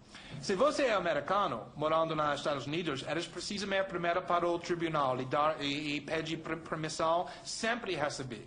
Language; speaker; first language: Portuguese; non-native, fluent; English